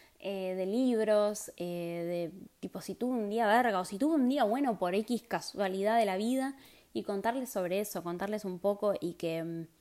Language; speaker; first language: Spanish; native; Spanish